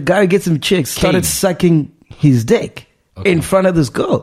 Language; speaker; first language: English; non-native, local second language; Venda